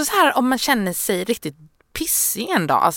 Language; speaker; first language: Swedish; native; Swedish